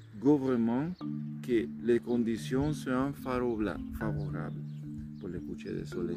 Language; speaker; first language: French; non-native, learner; Spanish